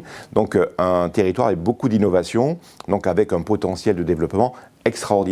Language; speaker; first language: French; native; French